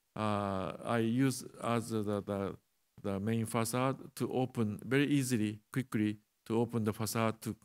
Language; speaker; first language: English; non-native, learner; Japanese